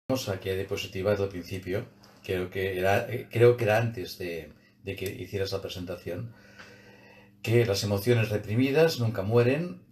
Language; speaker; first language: Spanish; non-native, local second language; Catalan